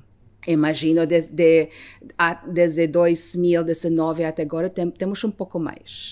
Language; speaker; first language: Portuguese; non-native, fluent; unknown